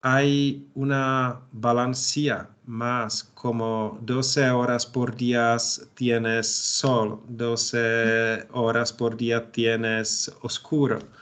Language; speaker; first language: Spanish; non-native, learner; Czech